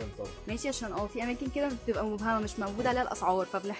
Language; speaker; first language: Arabic; native; Arabic